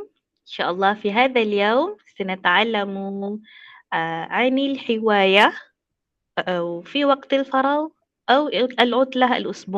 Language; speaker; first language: Arabic; non-native, fluent; Malay